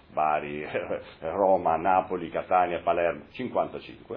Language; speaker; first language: Italian; native; Italian